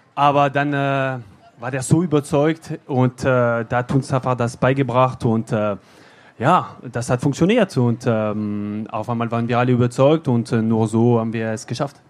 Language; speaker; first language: German; non-native, learner; French